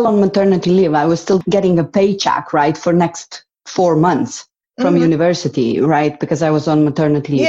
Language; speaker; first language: English; non-native, fluent; Slovenian